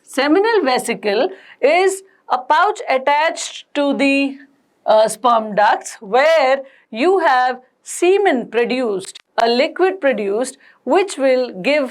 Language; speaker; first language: English; non-native, local second language; Hindi